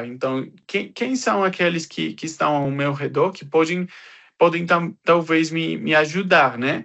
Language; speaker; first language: Portuguese; non-native, fluent; Spanish